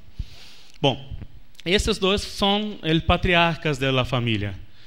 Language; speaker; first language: Spanish; non-native, learner; Portuguese